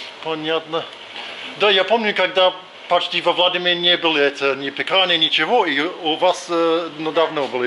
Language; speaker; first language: Russian; non-native, fluent; English